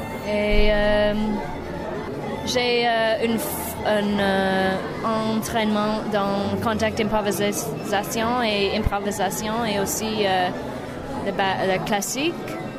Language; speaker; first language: French; non-native, learner; English